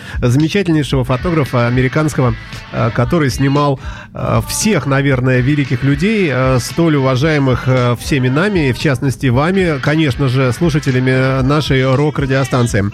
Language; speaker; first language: Russian; native; Russian